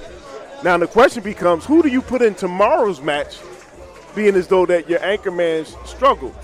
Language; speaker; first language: English; native; English